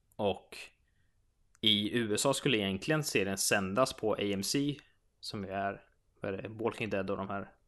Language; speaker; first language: Swedish; native; Swedish